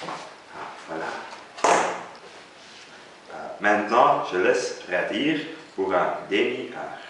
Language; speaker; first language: French; non-native, learner; Dutch